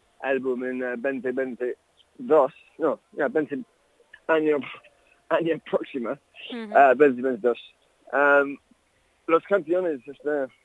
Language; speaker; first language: Spanish; non-native, learner; English